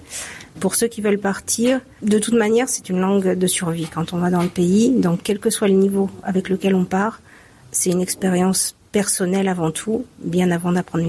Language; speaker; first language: French; native; French